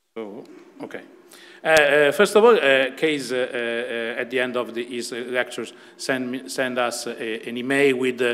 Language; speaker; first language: English; non-native, fluent; Italian